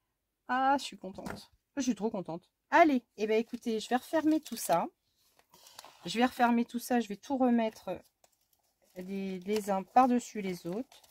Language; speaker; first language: French; native; French